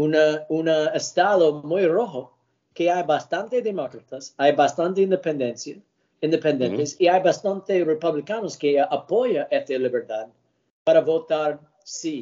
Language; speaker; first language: Spanish; early bilingual, heritage; English